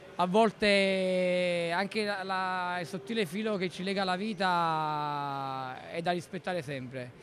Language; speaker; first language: Italian; native; Italian